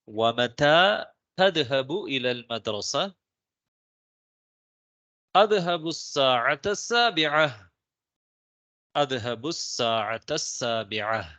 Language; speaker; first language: Arabic; non-native, fluent; Tamil